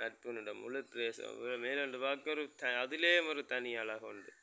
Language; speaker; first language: Tamil; native; Tamil